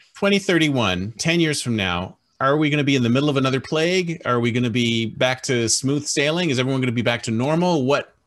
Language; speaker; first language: English; native; English